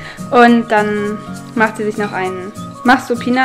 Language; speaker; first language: German; native; German